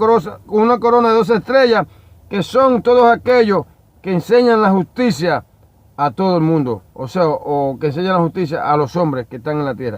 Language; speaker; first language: Spanish; native; Spanish